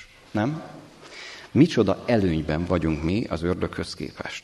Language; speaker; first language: Hungarian; native; Hungarian